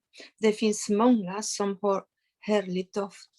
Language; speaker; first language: Swedish; non-native, fluent; Polish